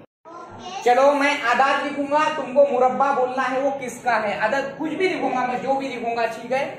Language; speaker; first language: Hindi; native; Hindi